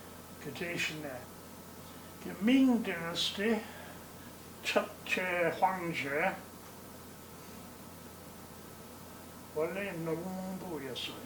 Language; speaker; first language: Korean; non-native, learner; English